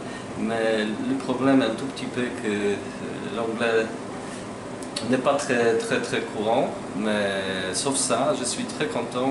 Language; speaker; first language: French; non-native, fluent; Polish